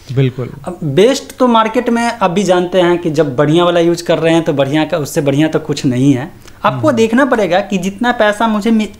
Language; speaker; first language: Hindi; native; Hindi